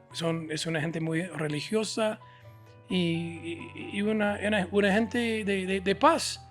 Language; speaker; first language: Spanish; non-native, fluent; English